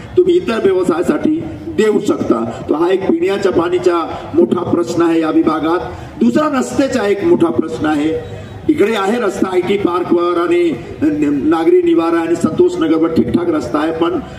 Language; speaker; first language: Marathi; non-native, local second language; Hindi